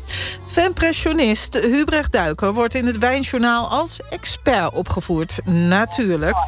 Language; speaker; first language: Dutch; native; Dutch